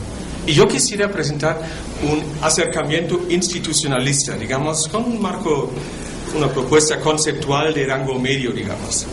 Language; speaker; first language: Spanish; non-native, fluent; German